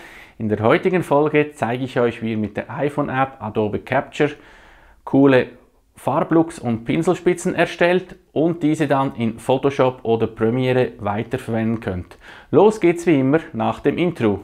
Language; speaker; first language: German; native; German